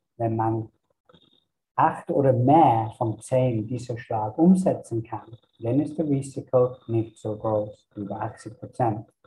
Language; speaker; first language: German; non-native, fluent; English